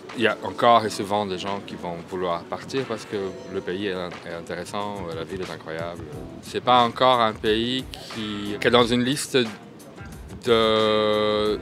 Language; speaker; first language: French; native; French